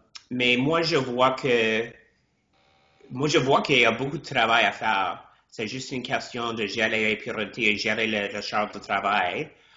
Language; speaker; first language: French; non-native, fluent; English